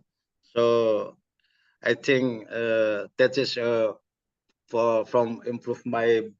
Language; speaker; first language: English; non-native, learner; Indonesian